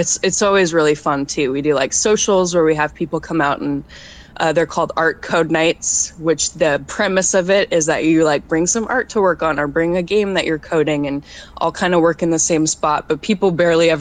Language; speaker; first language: English; native; English